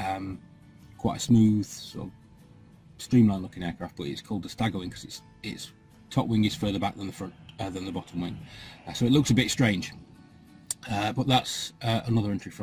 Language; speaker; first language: English; native; English